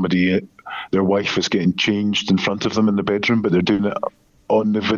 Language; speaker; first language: English; native; English